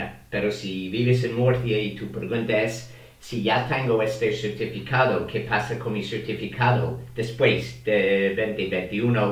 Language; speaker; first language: Spanish; non-native, fluent; English